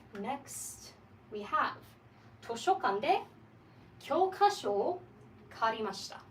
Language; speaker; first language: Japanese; non-native, fluent; English